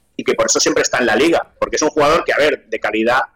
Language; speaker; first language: Spanish; non-native, local second language; Catalan